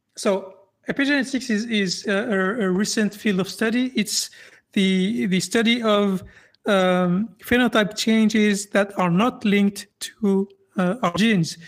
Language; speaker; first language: English; non-native, fluent; French